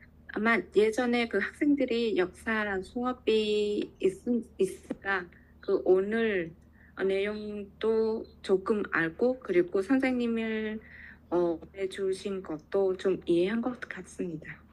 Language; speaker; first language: Korean; non-native, fluent; Vietnamese